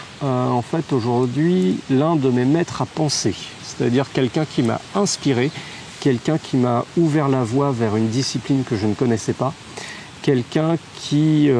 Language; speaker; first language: French; native; French